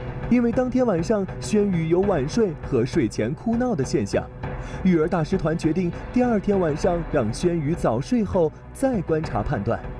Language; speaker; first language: Chinese; native; Chinese